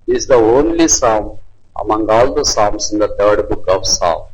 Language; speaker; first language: English; non-native, local second language; Telugu